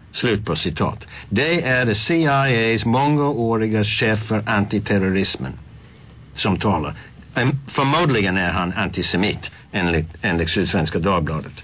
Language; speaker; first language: Swedish; non-native, fluent; English